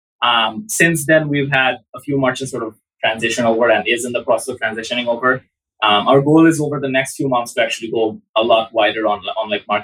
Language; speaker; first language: English; non-native, local second language; Bangla